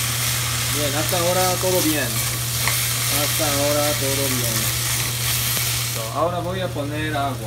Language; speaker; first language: Spanish; non-native, learner; Korean